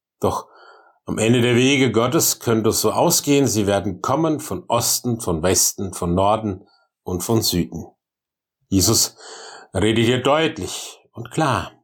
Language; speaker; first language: German; native; German